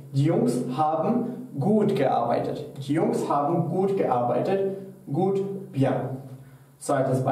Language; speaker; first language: German; non-native, fluent; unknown